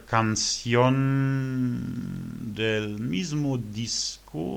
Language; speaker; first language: Spanish; non-native, learner; French